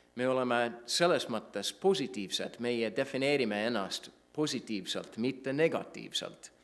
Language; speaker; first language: Estonian; non-native, fluent; English